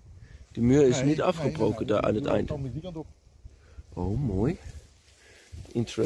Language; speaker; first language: Dutch; non-native, learner; German